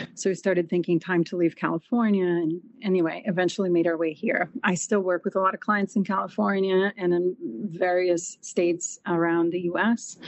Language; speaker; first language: English; non-native, fluent; Portuguese